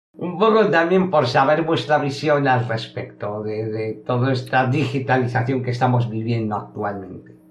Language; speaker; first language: Spanish; native; Spanish